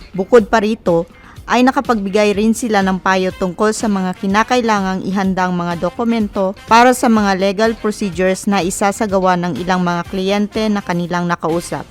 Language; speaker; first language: Filipino; non-native, local second language; Cebuano